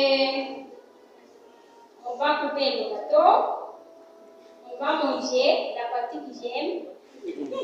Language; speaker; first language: French; non-native, learner; Portuguese